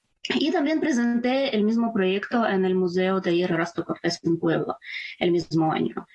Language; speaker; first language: Spanish; non-native, fluent; Ukrainian